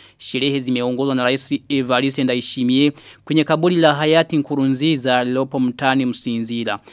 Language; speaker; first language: Swahili; non-native, local second language; Rundi